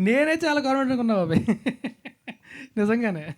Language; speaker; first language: Telugu; native; Telugu